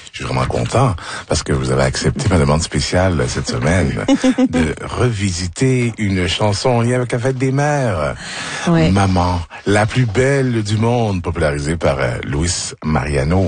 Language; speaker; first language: French; native; French